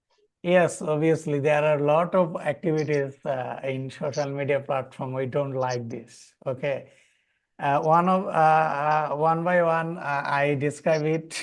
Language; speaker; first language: English; non-native, learner; Bangla